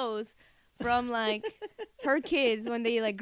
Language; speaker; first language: English; early bilingual, other home language; Korean